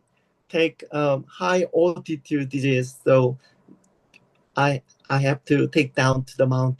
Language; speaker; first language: English; non-native, learner; Korean